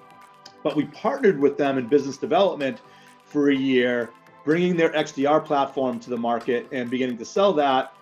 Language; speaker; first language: English; native; English